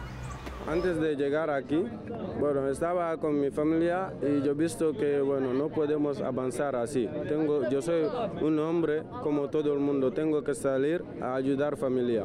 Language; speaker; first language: Spanish; non-native, learner; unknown